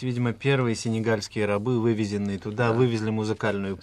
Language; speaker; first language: Russian; native; Russian